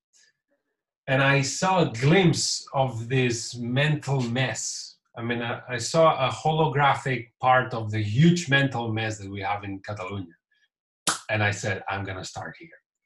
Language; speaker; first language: English; non-native, fluent; Catalan